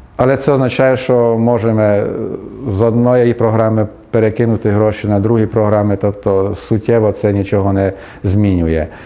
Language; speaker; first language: Ukrainian; native; Ukrainian